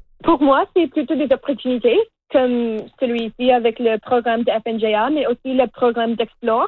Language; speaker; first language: French; non-native, learner; English